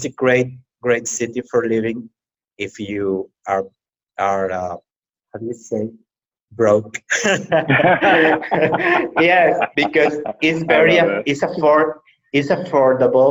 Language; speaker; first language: English; non-native, fluent; Spanish